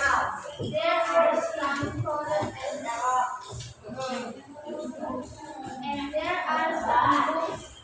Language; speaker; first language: English; non-native, learner; Indonesian